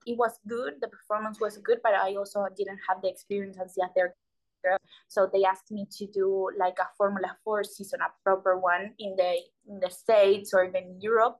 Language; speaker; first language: English; non-native, learner; Spanish